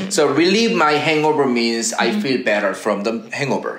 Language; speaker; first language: English; non-native, fluent; Korean